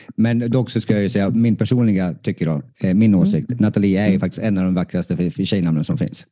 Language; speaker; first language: Swedish; native; Swedish